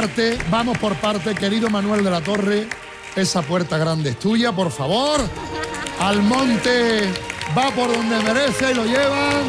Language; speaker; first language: Spanish; native; Spanish